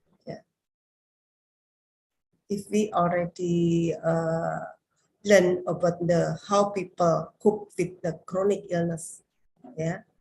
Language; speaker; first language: English; non-native, learner; Indonesian